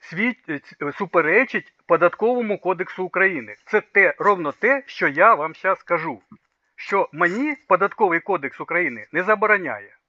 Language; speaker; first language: Ukrainian; non-native, local second language; Russian